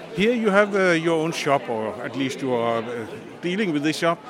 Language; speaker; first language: English; non-native, fluent; Danish